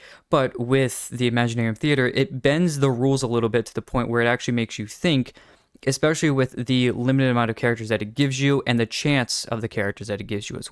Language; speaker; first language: English; native; English